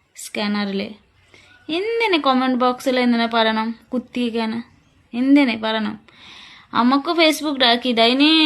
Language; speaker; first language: Malayalam; non-native, learner; Bangla